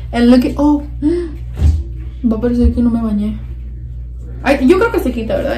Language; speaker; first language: Spanish; early bilingual, heritage; Spanish